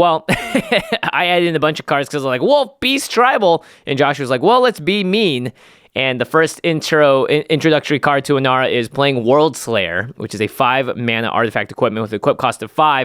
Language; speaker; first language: English; native; English